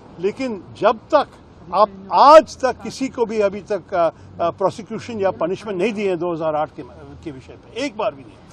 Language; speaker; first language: Hindi; non-native, local second language; Malayalam